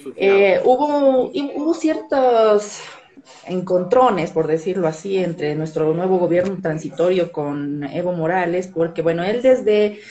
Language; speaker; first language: Spanish; native; Spanish